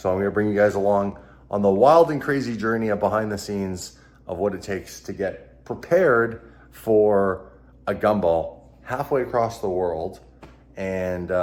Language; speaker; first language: English; native; English